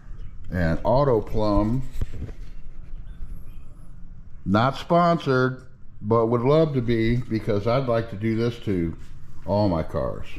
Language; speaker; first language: English; native; English